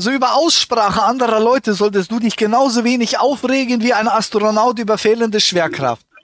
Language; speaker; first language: German; native; German